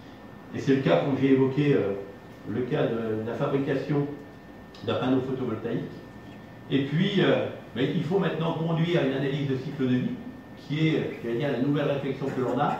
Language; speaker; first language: French; native; French